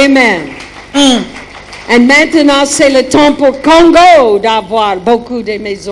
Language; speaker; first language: French; non-native, learner; German